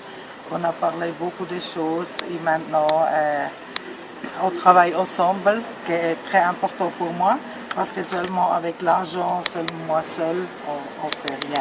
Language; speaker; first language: French; non-native, learner; German